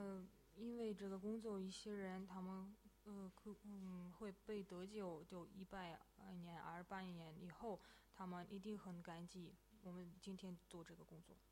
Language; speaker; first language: Chinese; non-native, fluent; Russian